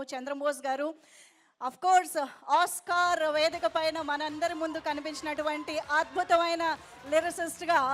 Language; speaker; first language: Telugu; native; Telugu